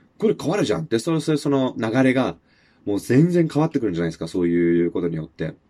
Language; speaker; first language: Japanese; non-native, fluent; English